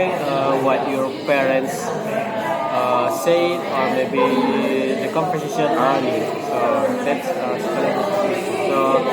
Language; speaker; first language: English; non-native, learner; Indonesian